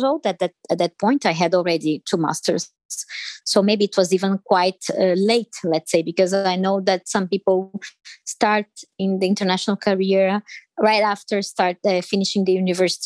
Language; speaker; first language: English; non-native, fluent; Portuguese